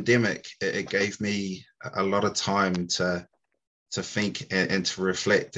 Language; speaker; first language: English; native; English